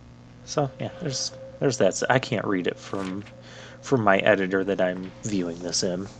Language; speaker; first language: English; native; English